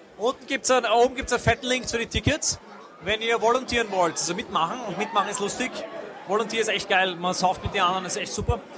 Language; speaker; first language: German; native; German